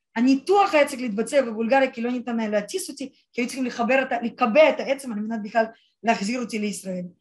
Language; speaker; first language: Hebrew; non-native, fluent; Russian